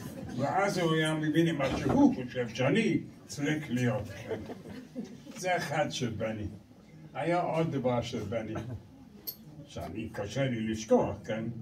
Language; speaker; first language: Hebrew; non-native, learner; English